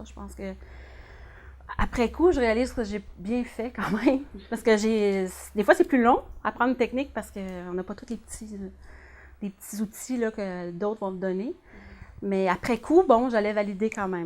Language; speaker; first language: French; native; French